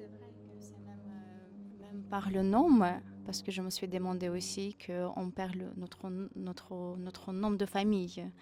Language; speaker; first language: French; non-native, fluent; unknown